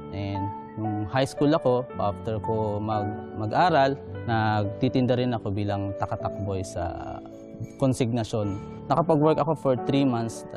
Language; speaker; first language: Filipino; native; Filipino